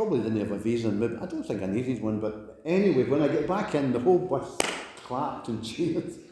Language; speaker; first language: English; native; English